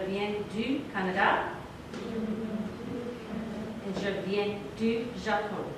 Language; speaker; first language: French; non-native, fluent; English